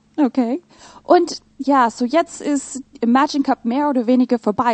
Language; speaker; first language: German; non-native, fluent; English